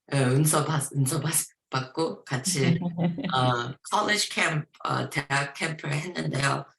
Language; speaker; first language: Korean; early bilingual, heritage; Korean